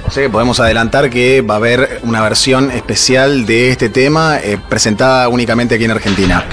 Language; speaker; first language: Spanish; native; Spanish